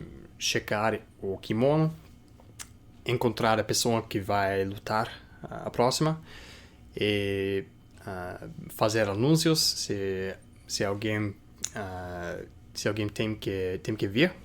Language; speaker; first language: Portuguese; non-native, fluent; English